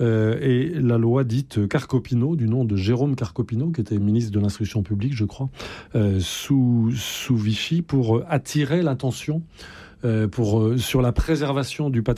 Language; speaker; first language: French; native; French